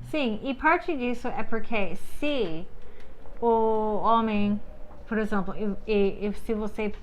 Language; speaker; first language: Portuguese; non-native, fluent; English